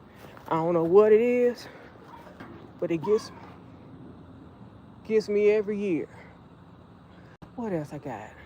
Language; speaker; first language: English; native; English